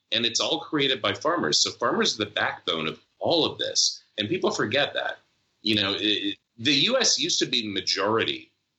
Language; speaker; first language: English; native; English